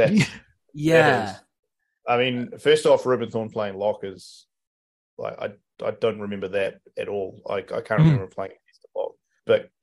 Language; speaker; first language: English; native; English